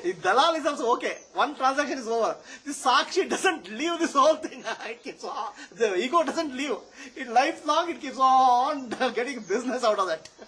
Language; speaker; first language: English; non-native, local second language; Kannada